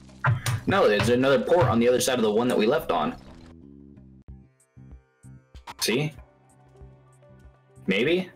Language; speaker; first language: English; native; English